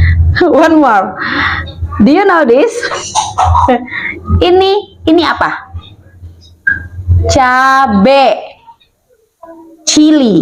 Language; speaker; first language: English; non-native, learner; Indonesian